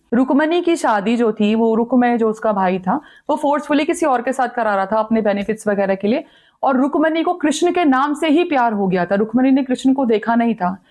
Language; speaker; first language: Hindi; native; Hindi